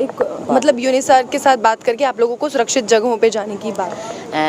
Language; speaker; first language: Hindi; native; Hindi